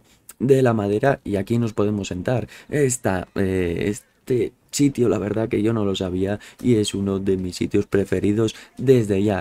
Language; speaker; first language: Spanish; native; Spanish